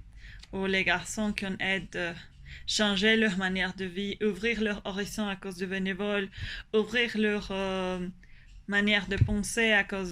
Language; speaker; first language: French; non-native, fluent; Spanish